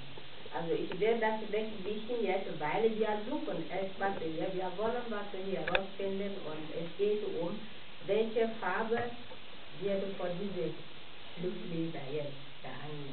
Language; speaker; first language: German; non-native, fluent; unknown